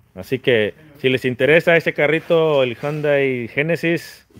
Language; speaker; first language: Spanish; native; Spanish